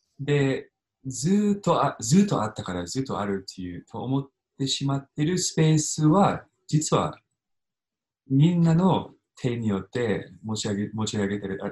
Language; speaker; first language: Japanese; non-native, fluent; English